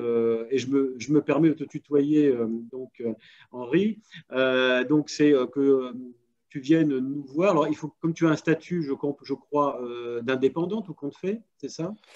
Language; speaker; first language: French; native; French